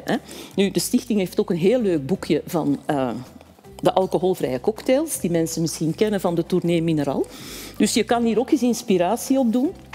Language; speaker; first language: Dutch; native; Dutch